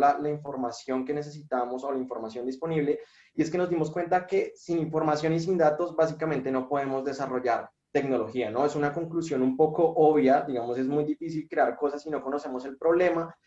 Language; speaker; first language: Spanish; native; Spanish